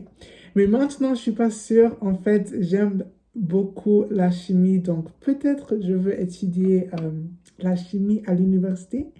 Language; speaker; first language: French; non-native, learner; English